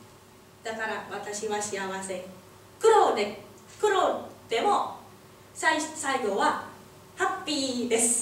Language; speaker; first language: Japanese; non-native, learner; Indonesian